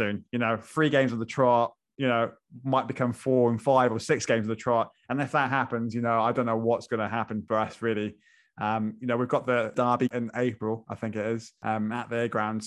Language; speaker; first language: English; native; English